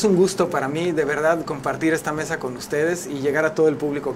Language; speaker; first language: Spanish; native; Spanish